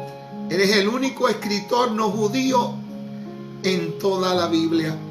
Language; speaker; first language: Spanish; native; Spanish